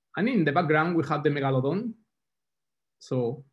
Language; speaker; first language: English; non-native, fluent; Spanish